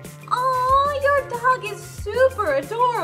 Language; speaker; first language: English; native; English